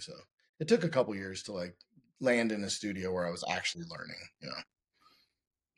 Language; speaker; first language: English; native; English